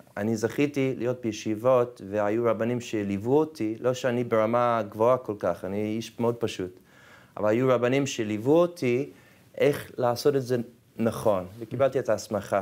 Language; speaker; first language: Hebrew; non-native, fluent; English